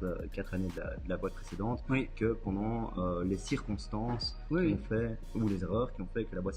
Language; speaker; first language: French; native; French